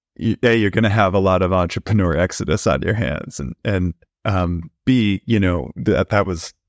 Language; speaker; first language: English; native; English